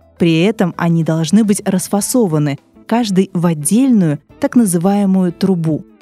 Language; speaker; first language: Russian; native; Russian